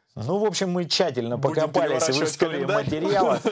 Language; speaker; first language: Russian; native; Russian